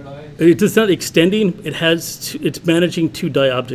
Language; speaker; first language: English; native; English